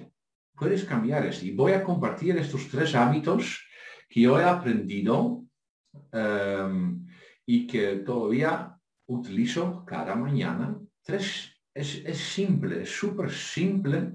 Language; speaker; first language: Spanish; non-native, fluent; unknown